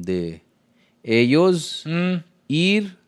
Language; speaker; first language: Spanish; non-native, learner; Hindi